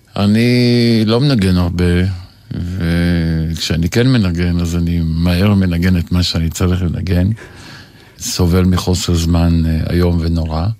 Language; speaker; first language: Hebrew; early bilingual, other home language; Polish